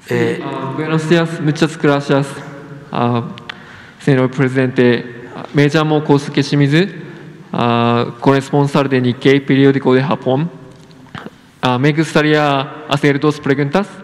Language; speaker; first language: Spanish; non-native, fluent; Japanese